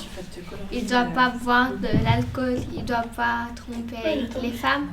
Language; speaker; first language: French; early bilingual, other home language; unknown